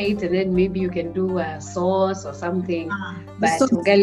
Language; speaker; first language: English; non-native, local second language; Swahili